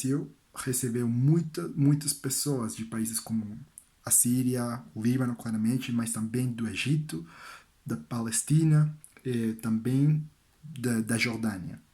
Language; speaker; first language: Portuguese; non-native, learner; Spanish